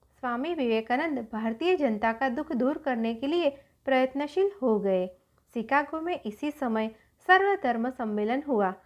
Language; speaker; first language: Hindi; non-native, local second language; Gujarati